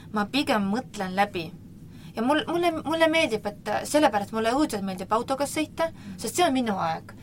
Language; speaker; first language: Estonian; non-native, local second language; Russian